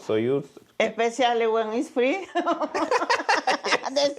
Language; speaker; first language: English; non-native, learner; Spanish